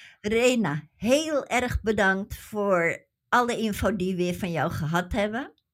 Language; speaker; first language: Dutch; native; Dutch